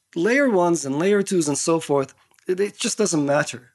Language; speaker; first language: English; non-native, fluent; Turkish